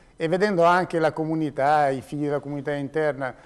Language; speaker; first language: Italian; native; Italian